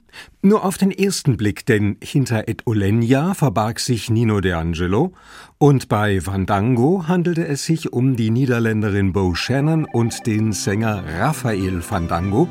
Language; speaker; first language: German; native; German